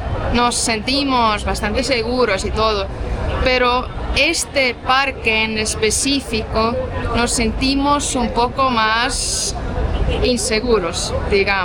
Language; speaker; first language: Spanish; non-native, fluent; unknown